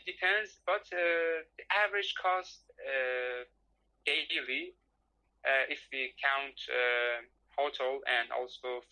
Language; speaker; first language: English; non-native, learner; Persian